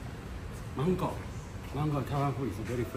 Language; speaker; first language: English; non-native, learner; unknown